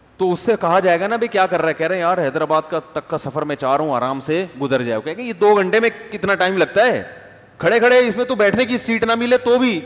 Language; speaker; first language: Urdu; native; Urdu